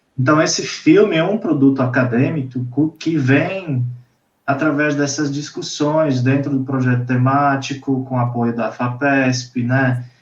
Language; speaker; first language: Portuguese; non-native, fluent; Romanian